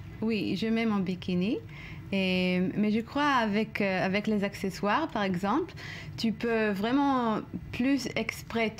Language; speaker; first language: French; non-native, learner; Hebrew